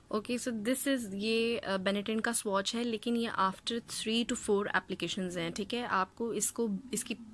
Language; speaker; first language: Urdu; native; Urdu